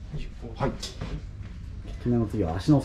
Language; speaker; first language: Japanese; native; Japanese